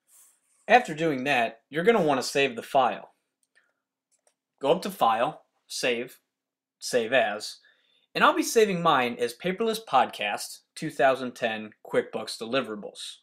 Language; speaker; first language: English; native; English